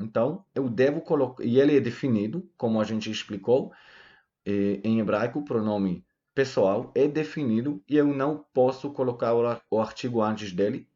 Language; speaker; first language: Portuguese; non-native, fluent; Hebrew